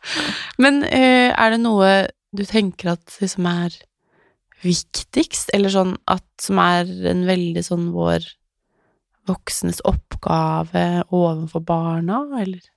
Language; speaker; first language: Norwegian; native; Norwegian